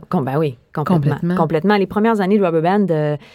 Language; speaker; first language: French; native; French